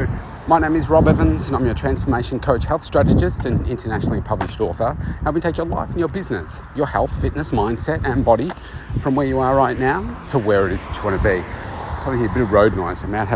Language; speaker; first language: English; native; English